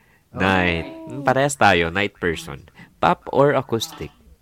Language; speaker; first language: English; non-native, local second language; Filipino